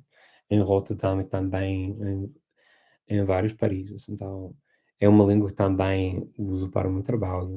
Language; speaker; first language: Portuguese; non-native, fluent; English